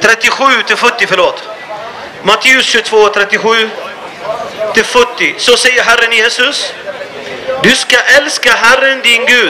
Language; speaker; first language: Swedish; non-native, fluent; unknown